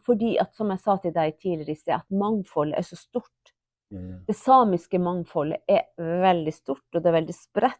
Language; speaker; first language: Norwegian; non-native, local second language; Northern Sami